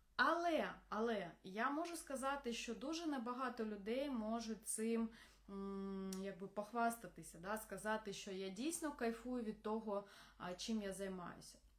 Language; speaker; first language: Ukrainian; non-native, local second language; Russian